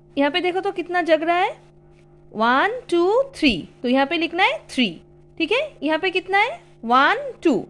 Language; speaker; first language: Hindi; non-native, local second language; Bangla